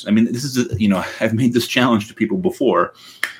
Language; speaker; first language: English; native; English